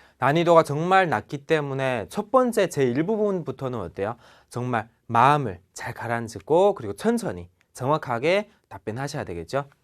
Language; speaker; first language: Korean; non-native, fluent; Chinese